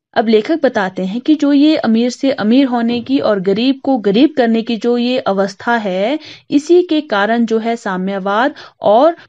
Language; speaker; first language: Hindi; native; Hindi